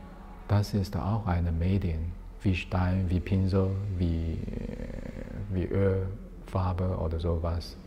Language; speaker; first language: German; non-native, fluent; Chinese